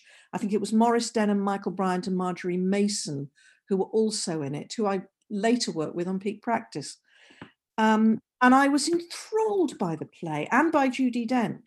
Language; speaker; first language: English; native; English